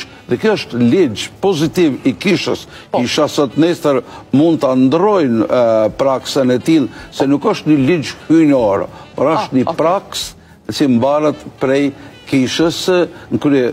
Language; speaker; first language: Albanian; native; Albanian